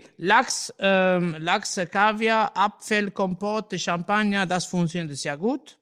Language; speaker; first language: German; non-native, learner; Italian